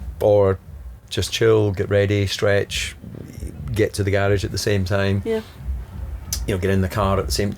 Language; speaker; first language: English; native; English